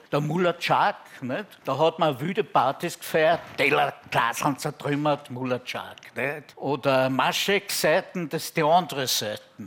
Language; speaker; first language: German; native; German